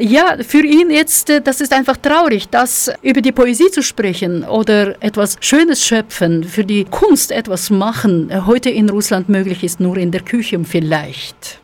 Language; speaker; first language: German; non-native, fluent; Russian